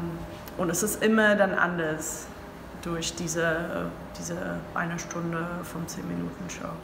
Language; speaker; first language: German; non-native, learner; English